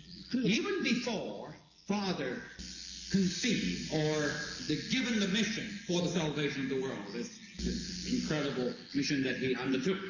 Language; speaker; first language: English; non-native, fluent; Korean